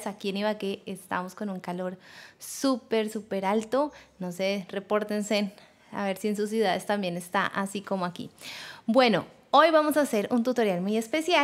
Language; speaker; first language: Spanish; native; Spanish